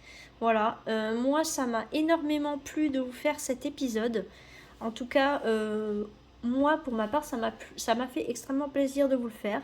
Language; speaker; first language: French; native; French